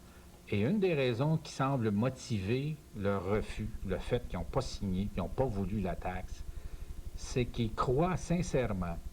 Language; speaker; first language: French; native; French